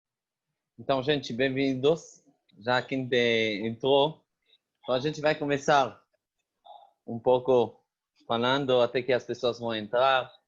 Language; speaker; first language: Portuguese; non-native, fluent; Hebrew